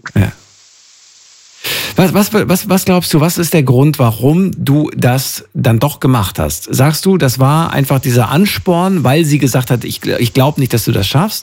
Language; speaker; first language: German; native; German